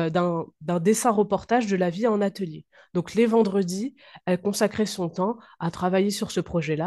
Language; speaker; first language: French; native; French